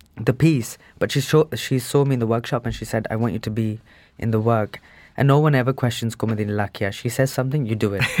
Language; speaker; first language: English; native; English